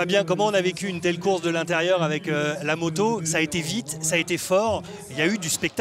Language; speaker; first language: French; native; French